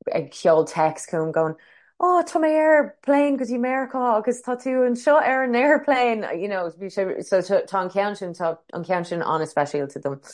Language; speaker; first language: Irish; non-native, local second language; English